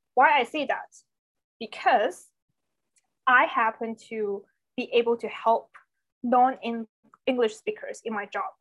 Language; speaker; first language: English; non-native, fluent; Chinese